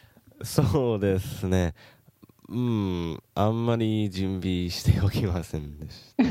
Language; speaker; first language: Japanese; non-native, learner; English